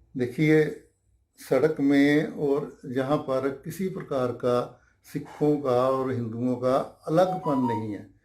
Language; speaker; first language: Hindi; non-native, local second language; Punjabi